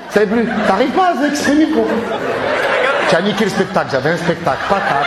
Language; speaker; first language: French; native; French